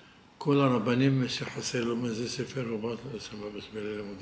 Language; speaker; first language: Hebrew; non-native, fluent; Arabic